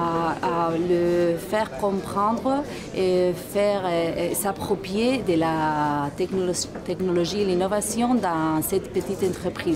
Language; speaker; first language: French; non-native, fluent; Spanish